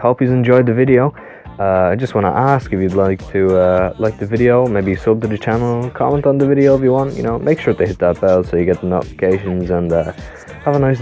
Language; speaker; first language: English; native; English